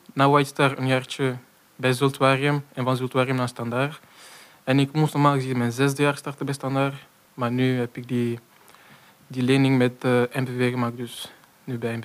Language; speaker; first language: Dutch; non-native, local second language; French